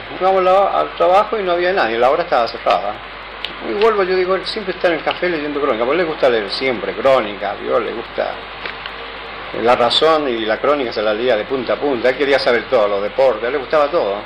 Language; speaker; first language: Spanish; native; Spanish